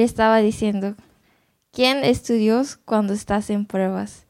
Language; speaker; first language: Spanish; non-native, learner; Japanese